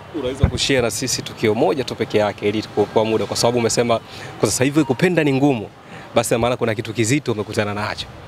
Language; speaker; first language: Swahili; native; Swahili